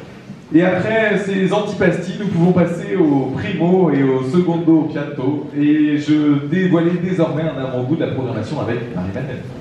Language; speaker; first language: French; native; French